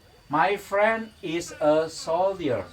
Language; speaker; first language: English; non-native, learner; Sundanese